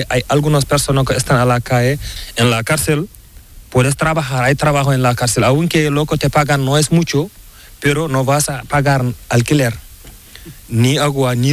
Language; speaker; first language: Spanish; non-native, learner; Fula